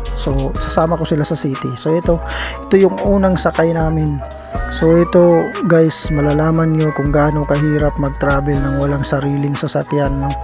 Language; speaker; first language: Filipino; non-native, local second language; Cebuano